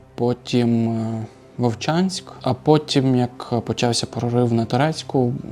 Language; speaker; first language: Ukrainian; native; Ukrainian